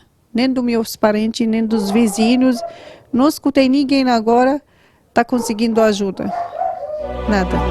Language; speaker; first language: Portuguese; non-native, learner; Arabic